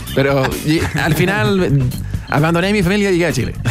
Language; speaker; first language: Spanish; non-native, fluent; English